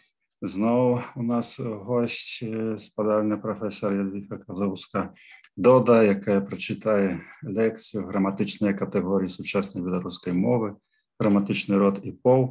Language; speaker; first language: Polish; non-native, learner; Belarusian